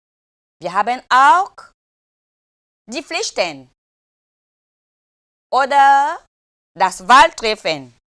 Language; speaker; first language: German; non-native, learner; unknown